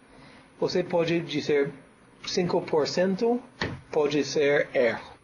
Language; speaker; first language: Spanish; non-native, learner; English